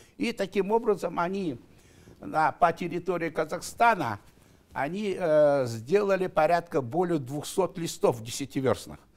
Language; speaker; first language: Russian; non-native, local second language; Kazakh